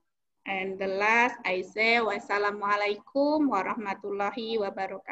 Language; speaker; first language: English; non-native, learner; Indonesian